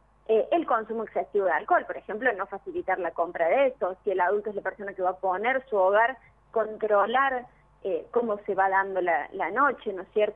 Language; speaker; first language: Spanish; native; Spanish